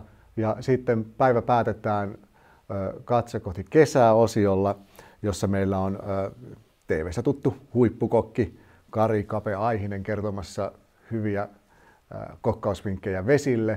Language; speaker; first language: Finnish; native; Finnish